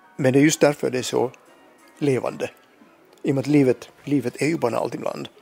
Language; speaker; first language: Swedish; non-native, local second language; Finnish